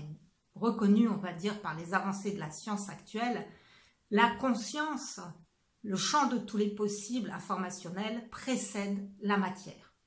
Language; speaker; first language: French; native; French